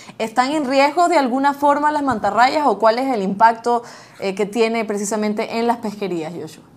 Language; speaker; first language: Spanish; native; Spanish